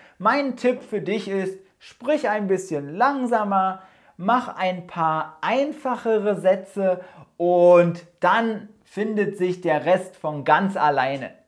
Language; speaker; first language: German; native; German